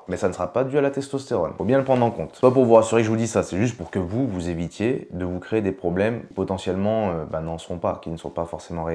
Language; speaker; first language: French; native; French